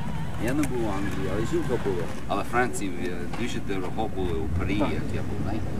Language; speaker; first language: Ukrainian; early bilingual, heritage; Ukrainian